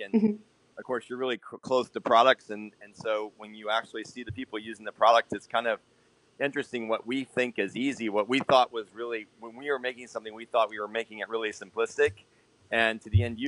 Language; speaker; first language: English; native; English